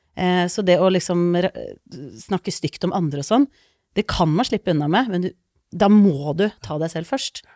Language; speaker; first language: Norwegian; early bilingual, other home language; Icelandic